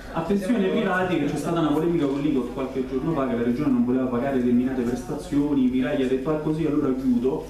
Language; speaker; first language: Italian; native; Italian